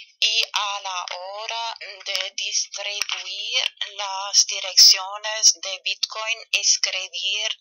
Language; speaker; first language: Spanish; non-native, fluent; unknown